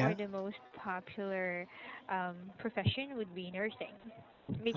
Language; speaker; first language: English; non-native, local second language; Filipino